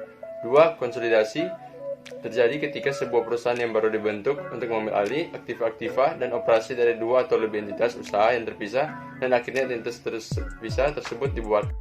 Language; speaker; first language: Indonesian; native; Indonesian